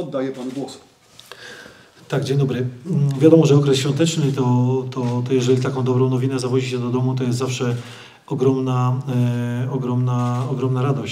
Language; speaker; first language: Polish; native; Polish